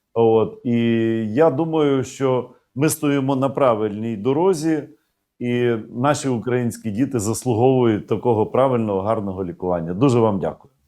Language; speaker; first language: Ukrainian; native; Ukrainian